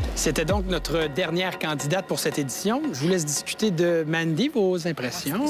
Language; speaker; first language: French; native; French